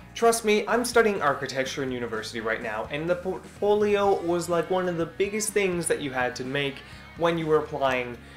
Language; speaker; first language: English; native; English